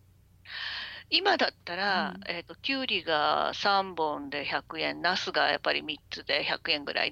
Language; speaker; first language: Japanese; native; Japanese